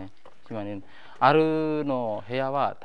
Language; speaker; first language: Japanese; non-native, fluent; Khmer